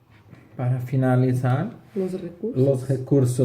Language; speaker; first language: Spanish; non-native, learner; Portuguese